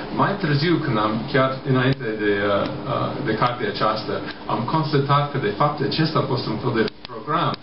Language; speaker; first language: Romanian; non-native, fluent; English